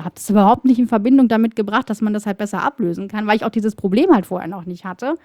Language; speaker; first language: German; native; German